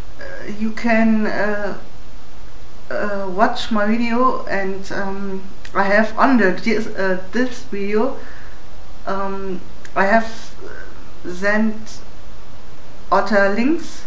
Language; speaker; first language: English; non-native, learner; German